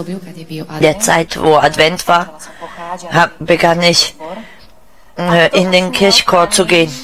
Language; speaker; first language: German; non-native, fluent; Czech